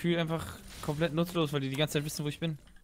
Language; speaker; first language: German; native; German